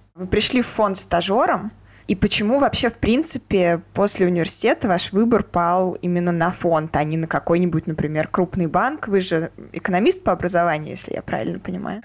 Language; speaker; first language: Russian; native; Russian